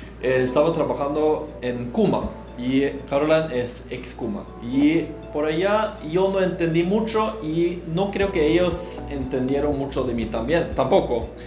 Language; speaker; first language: Spanish; non-native, fluent; Norwegian